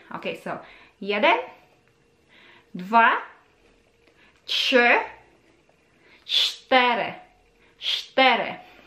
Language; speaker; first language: Polish; non-native, learner; Filipino